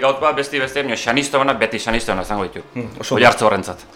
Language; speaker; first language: Basque; native; Basque